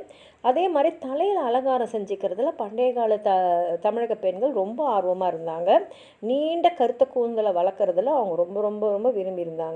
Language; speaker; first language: Tamil; native; Tamil